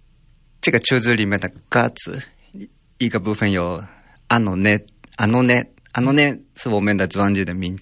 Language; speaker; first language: Chinese; non-native, fluent; Japanese